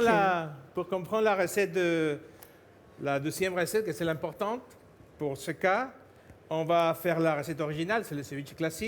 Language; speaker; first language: French; non-native, fluent; Spanish